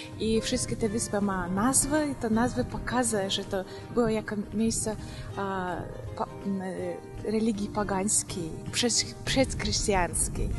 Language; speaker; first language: Polish; non-native, learner; Russian